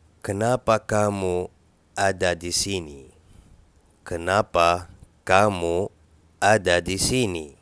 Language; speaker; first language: Indonesian; non-native, fluent; Arabic